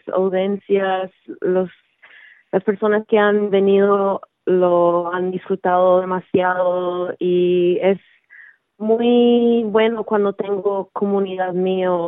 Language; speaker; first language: Spanish; early bilingual, heritage; Spanish